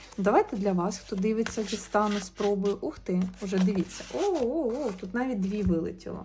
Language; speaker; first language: Ukrainian; native; Ukrainian